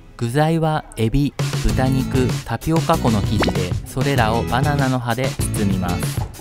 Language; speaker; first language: Japanese; native; Japanese